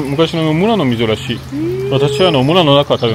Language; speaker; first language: Japanese; non-native, learner; French